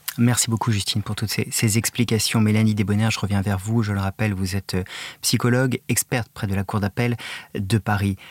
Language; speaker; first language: French; native; French